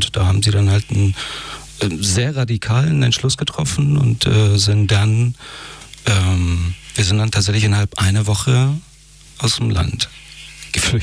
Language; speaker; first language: German; early bilingual, other home language; Persian